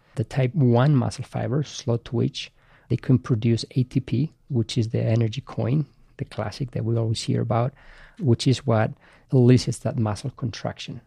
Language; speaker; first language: English; non-native, fluent; Spanish